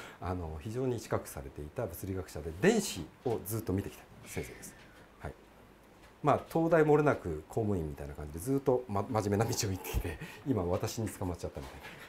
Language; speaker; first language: Japanese; native; Japanese